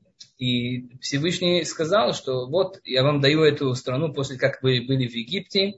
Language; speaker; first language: Russian; non-native, fluent; Hebrew